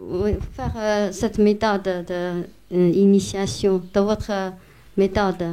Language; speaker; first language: French; non-native, learner; Chinese